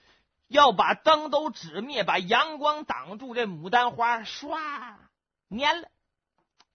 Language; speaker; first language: Chinese; native; Chinese